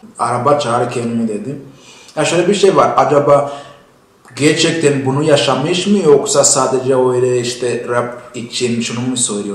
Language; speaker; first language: Turkish; non-native, fluent; Kinyarwanda